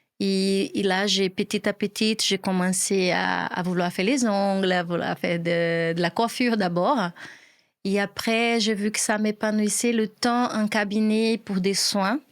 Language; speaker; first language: French; non-native, fluent; Portuguese